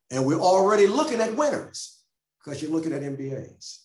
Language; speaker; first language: English; native; English